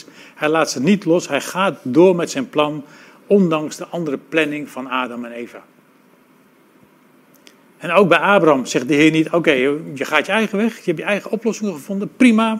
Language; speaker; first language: Dutch; native; Dutch